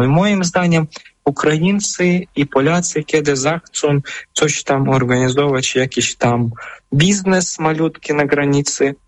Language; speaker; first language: Polish; non-native, fluent; Ukrainian